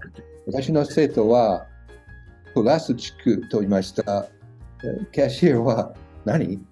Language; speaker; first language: Japanese; non-native, learner; English